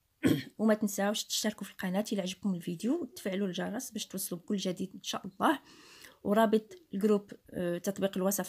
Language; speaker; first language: Arabic; native; Arabic